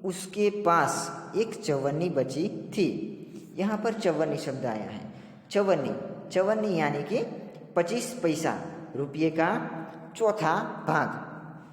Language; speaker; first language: Hindi; non-native, local second language; Gujarati